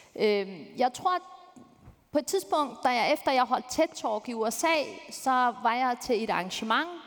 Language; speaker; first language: Danish; early bilingual, other home language; Turkish